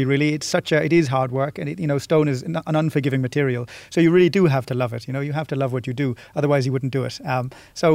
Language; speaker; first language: English; native; English